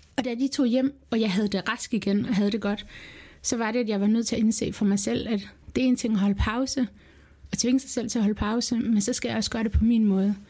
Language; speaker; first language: Danish; early bilingual, other home language; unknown